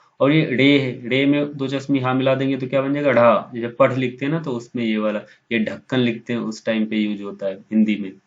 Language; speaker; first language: Hindi; native; Hindi